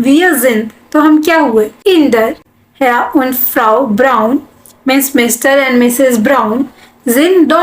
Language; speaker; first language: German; non-native, learner; Hindi